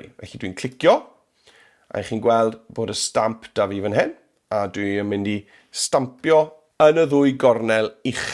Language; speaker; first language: Welsh; native; Welsh